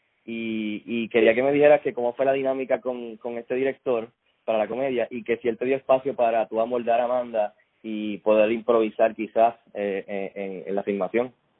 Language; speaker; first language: Spanish; native; Spanish